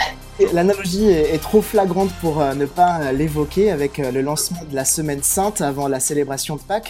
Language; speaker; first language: French; native; French